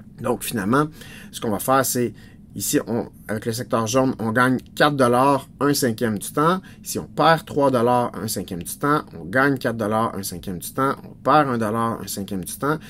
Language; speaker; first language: French; native; French